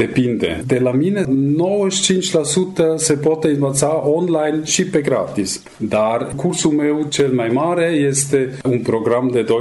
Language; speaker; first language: Romanian; non-native, fluent; German